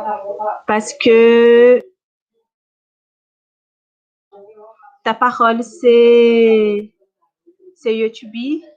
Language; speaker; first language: French; non-native, fluent; Portuguese